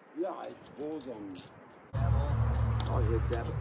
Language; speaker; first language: English; native; English